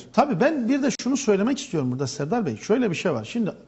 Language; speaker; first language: Turkish; native; Turkish